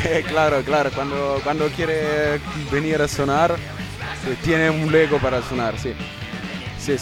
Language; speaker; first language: Spanish; non-native, learner; Italian